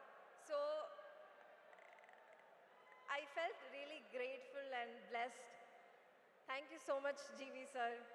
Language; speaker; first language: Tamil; non-native, learner; Malayalam